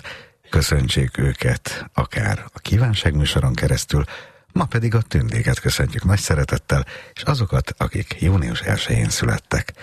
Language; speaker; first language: Hungarian; native; Hungarian